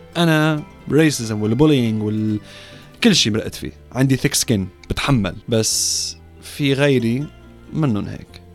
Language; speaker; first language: Arabic; early bilingual, heritage; Arabic